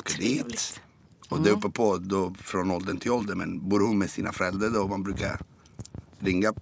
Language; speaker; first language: Swedish; non-native, fluent; Italian